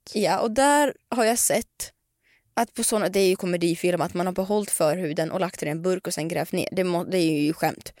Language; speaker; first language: Swedish; native; Swedish